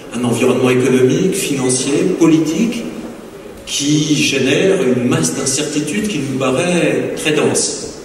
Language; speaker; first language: French; native; French